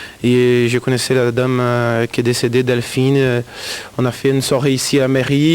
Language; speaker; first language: French; non-native, fluent; Portuguese